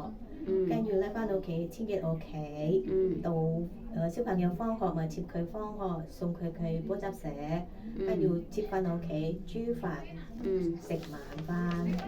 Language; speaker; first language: Cantonese; non-native, fluent; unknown